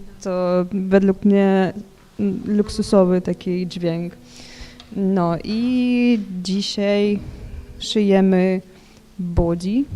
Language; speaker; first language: Polish; non-native, fluent; Ukrainian